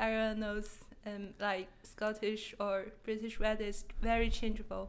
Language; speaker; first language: English; non-native, fluent; Chinese